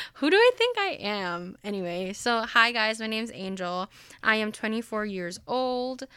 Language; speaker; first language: English; early bilingual, other home language; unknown